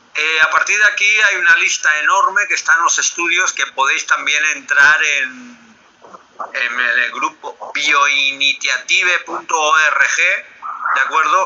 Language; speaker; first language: Spanish; native; Spanish